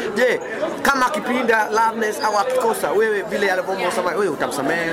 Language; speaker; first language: Swahili; native; Swahili